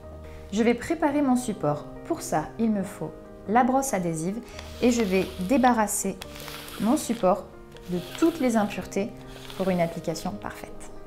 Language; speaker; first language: French; native; French